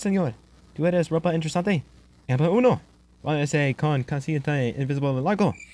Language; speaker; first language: Spanish; non-native, learner; English